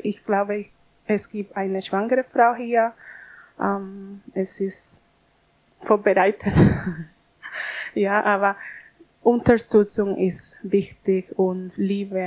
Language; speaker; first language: German; non-native, learner; Spanish